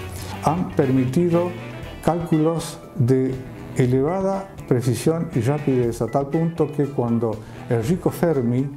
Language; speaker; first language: Spanish; native; Spanish